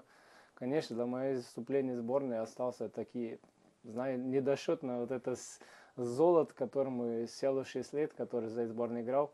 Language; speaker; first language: Russian; non-native, learner; Portuguese